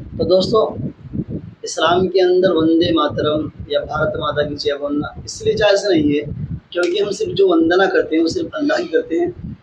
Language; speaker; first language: Hindi; native; Hindi